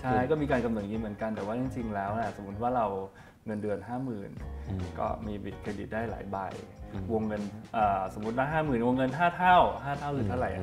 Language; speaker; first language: Thai; native; Thai